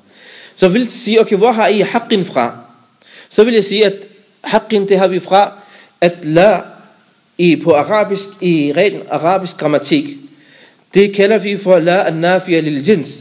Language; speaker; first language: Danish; non-native, fluent; Arabic